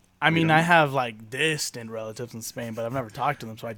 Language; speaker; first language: English; early bilingual, other home language; Spanish